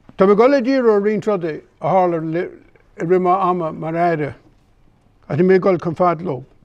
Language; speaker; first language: Irish; native; Irish